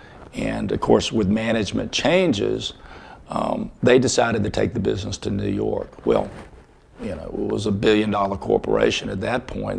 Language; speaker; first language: English; native; English